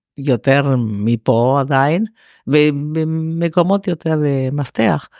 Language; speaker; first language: Hebrew; non-native, fluent; Spanish